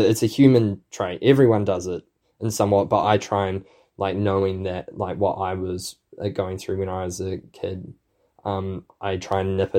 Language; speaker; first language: English; native; English